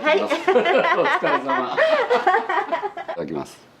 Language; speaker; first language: Japanese; native; Japanese